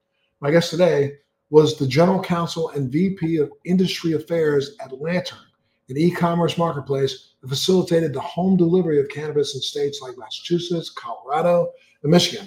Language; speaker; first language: English; native; English